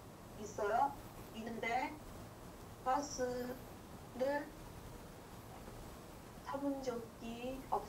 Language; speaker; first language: Korean; non-native, learner; English